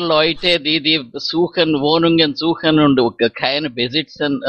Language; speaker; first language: German; non-native, fluent; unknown